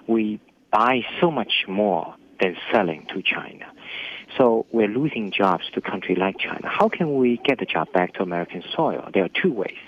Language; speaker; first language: English; non-native, fluent; Chinese